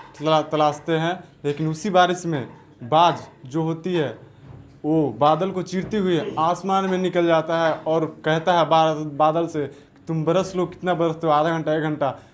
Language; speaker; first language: Hindi; native; Hindi